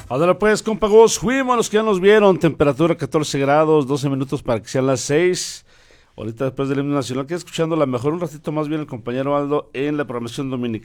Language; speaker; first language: Spanish; native; Spanish